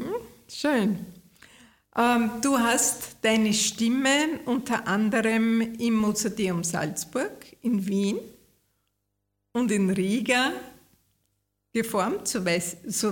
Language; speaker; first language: German; native; German